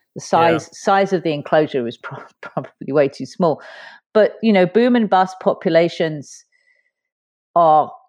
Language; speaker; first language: English; native; English